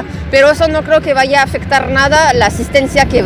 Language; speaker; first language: Spanish; non-native, fluent; French